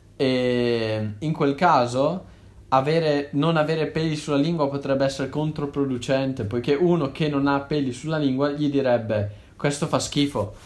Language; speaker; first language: Italian; native; Italian